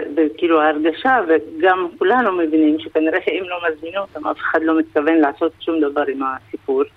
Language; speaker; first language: Hebrew; non-native, local second language; Arabic